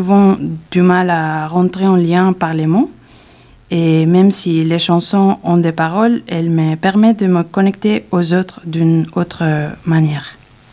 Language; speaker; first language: French; non-native, fluent; Spanish